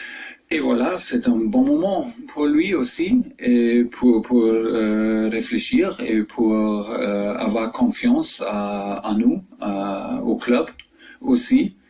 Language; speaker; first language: French; non-native, fluent; German